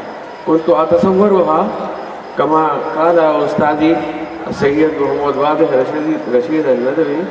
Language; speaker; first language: Arabic; non-native, fluent; Urdu